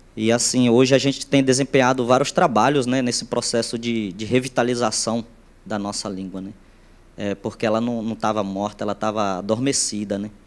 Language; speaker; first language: Portuguese; native; Portuguese